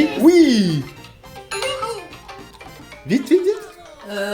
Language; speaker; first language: French; native; French